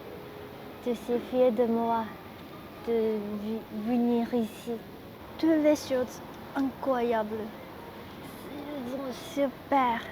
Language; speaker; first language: French; non-native, learner; Japanese